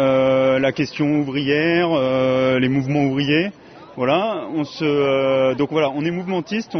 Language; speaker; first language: French; native; French